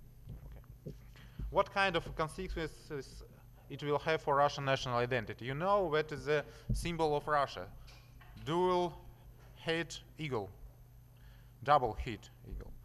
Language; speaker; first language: English; non-native, learner; Russian